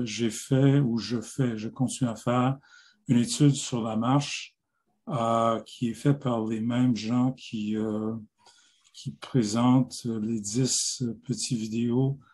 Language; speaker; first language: French; non-native, local second language; English